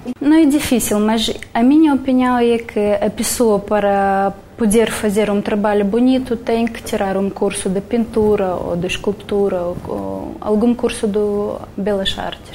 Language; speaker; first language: Portuguese; non-native, learner; Romanian